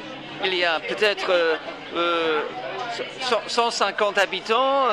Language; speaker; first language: French; non-native, fluent; English